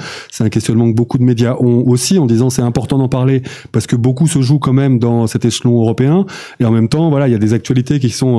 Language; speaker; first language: French; native; French